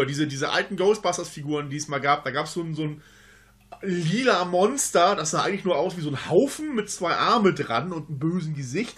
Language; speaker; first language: German; native; German